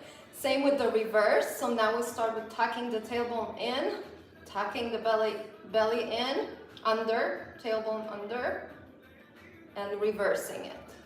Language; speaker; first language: English; non-native, fluent; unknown